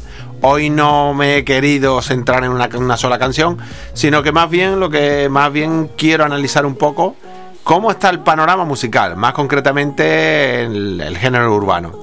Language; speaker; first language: Spanish; native; Spanish